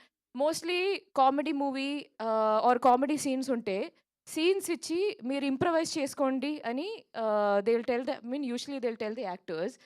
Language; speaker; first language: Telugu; non-native, local second language; Malayalam